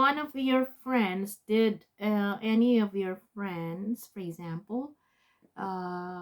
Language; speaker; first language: English; non-native, fluent; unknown